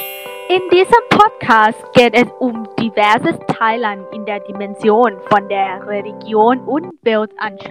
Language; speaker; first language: German; non-native, learner; Thai